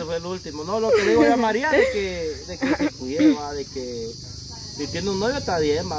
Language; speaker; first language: Spanish; native; Spanish